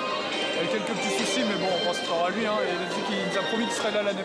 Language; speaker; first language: French; native; French